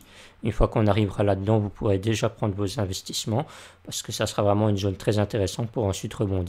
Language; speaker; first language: French; native; French